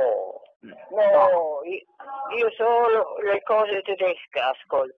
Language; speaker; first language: Italian; non-native, fluent; German